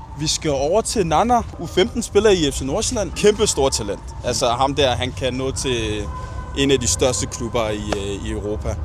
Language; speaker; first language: Danish; early bilingual, other home language; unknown